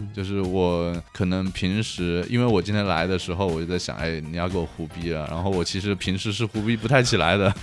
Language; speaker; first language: Chinese; native; Chinese